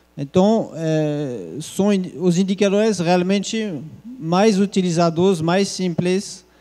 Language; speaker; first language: Portuguese; non-native, fluent; French